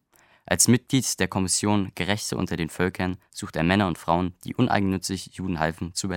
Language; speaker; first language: German; native; German